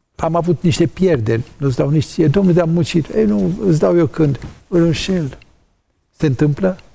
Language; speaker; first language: Romanian; native; Romanian